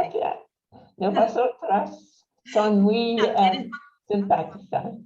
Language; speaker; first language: Spanish; non-native, fluent; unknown